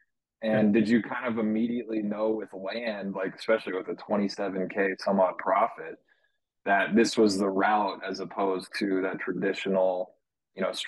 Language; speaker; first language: English; native; English